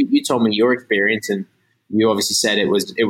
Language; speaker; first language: English; native; English